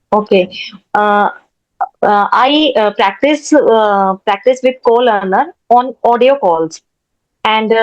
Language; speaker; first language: English; non-native, learner; Hindi